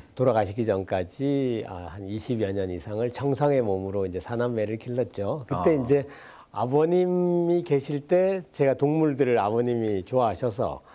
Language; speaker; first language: Korean; native; Korean